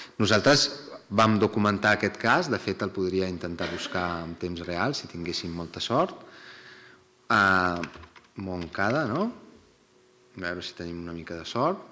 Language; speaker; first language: Catalan; non-native, fluent; Italian